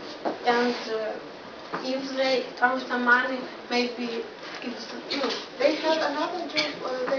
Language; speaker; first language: English; non-native, learner; Ukrainian